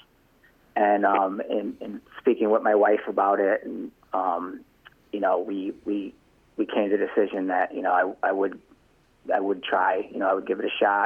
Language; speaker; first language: English; native; English